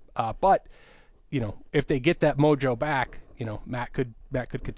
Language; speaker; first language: English; native; English